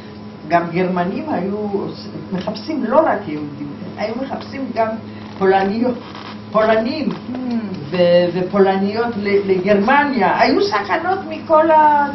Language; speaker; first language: Hebrew; non-native, fluent; Polish